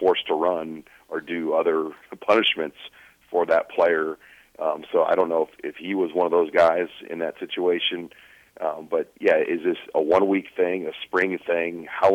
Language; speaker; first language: English; native; English